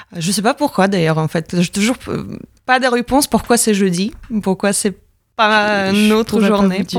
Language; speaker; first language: French; non-native, fluent; Latvian